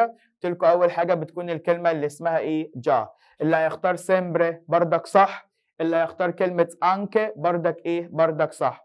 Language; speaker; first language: Arabic; native; Arabic